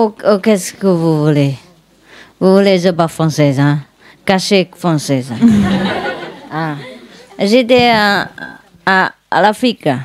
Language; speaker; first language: French; non-native, learner; Vietnamese